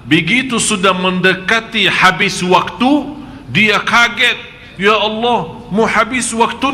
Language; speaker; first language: Indonesian; non-native, fluent; Arabic